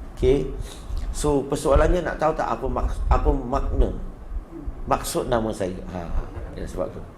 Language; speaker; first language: Malay; non-native, local second language; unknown